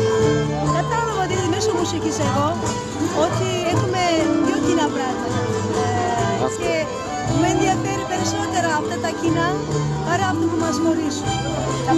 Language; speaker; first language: Greek; non-native, learner; Turkish